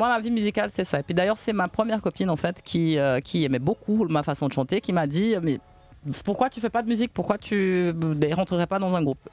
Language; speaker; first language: French; native; French